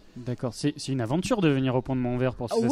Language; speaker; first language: French; native; French